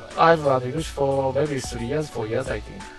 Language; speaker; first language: English; non-native, learner; Japanese